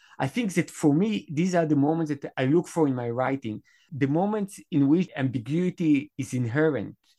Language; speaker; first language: English; non-native, fluent; Hebrew